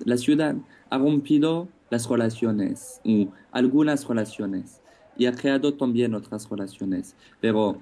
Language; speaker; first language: Spanish; non-native, fluent; French